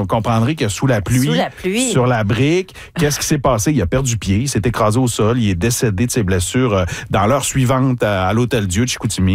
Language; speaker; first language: French; native; French